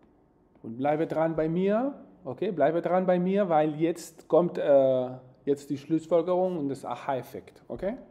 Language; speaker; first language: German; non-native, fluent; Spanish